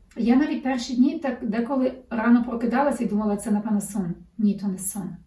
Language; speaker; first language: Ukrainian; early bilingual, heritage; Ukrainian